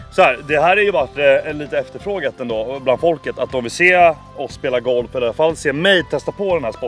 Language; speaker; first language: Swedish; native; Swedish